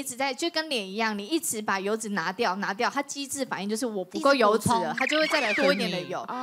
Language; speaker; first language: Chinese; native; Chinese